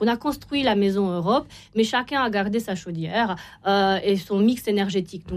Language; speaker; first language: French; non-native, fluent; Romanian